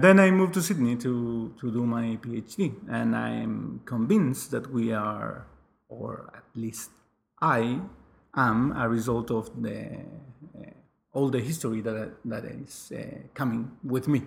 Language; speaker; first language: English; non-native, fluent; Spanish